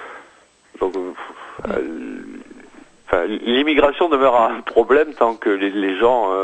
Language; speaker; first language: French; native; French